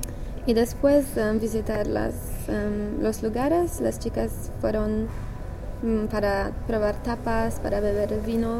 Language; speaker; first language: Spanish; non-native, learner; English